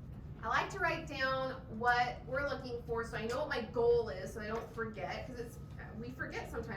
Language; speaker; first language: English; native; English